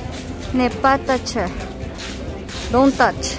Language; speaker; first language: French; non-native, learner; Filipino